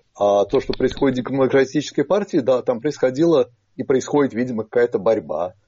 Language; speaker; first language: Russian; native; Russian